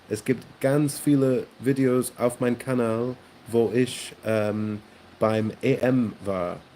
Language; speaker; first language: German; non-native, learner; English